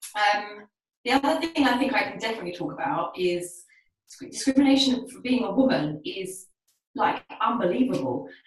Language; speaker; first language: English; native; English